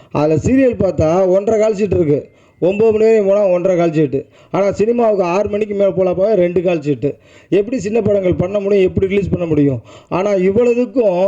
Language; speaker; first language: Tamil; native; Tamil